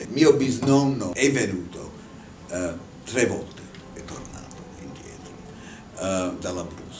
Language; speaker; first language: Italian; non-native, fluent; English